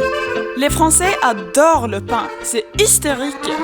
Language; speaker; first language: French; non-native, fluent; Swedish